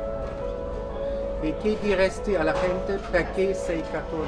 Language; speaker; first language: Italian; non-native, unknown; German